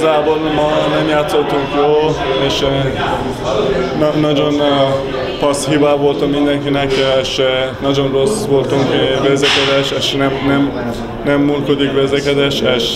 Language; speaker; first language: Hungarian; non-native, learner; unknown